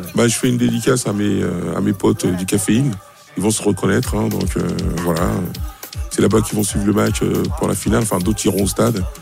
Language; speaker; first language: French; native; French